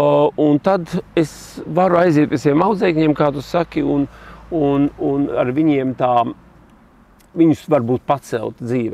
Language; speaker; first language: Latvian; native; Latvian